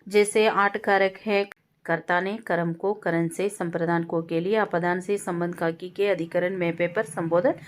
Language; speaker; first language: Hindi; non-native, local second language; Kannada